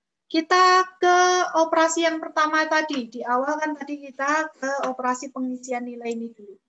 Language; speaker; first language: Indonesian; native; Indonesian